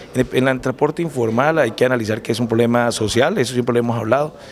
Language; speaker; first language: Spanish; native; Spanish